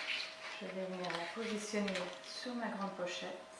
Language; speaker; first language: French; native; French